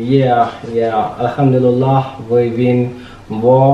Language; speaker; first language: English; non-native, learner; Azerbaijani